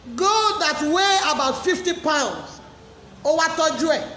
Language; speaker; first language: English; non-native, local second language; Yoruba